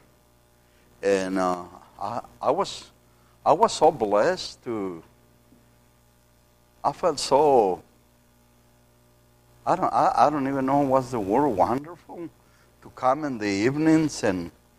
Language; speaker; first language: English; non-native, fluent; Spanish